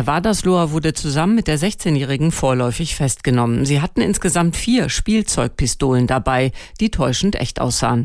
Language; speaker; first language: German; native; German